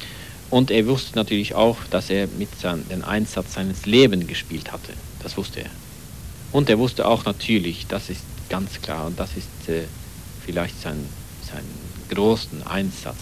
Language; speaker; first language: German; non-native, fluent; Norwegian